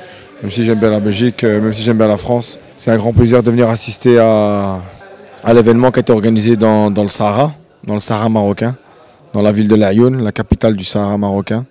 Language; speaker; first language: French; early bilingual, other home language; Arabic